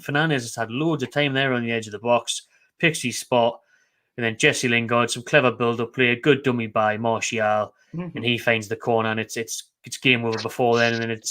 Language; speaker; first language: English; native; English